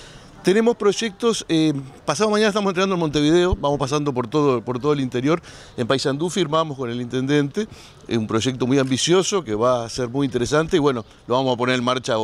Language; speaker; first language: Spanish; native; Spanish